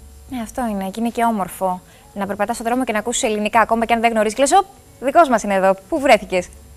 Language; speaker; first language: Greek; native; Greek